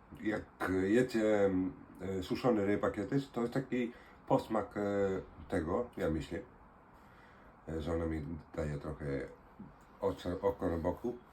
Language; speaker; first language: Polish; non-native, learner; Icelandic